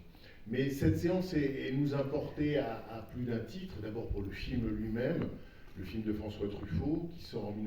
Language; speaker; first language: French; native; French